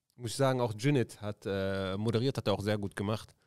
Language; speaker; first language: German; early bilingual, other home language; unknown